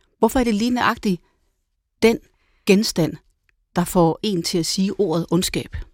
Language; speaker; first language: Danish; native; Danish